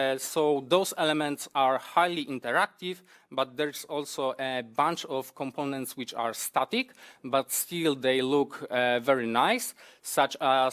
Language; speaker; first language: English; non-native, fluent; Polish